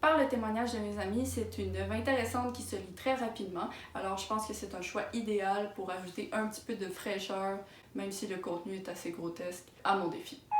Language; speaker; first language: French; native; French